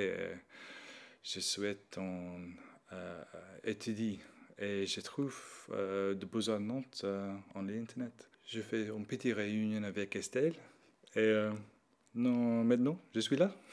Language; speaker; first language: French; non-native, learner; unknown